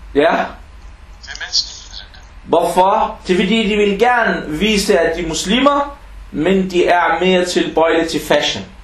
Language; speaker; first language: Danish; non-native, fluent; Arabic